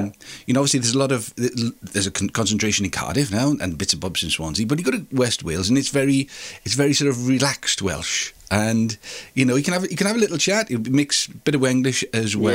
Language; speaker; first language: English; non-native, local second language; Welsh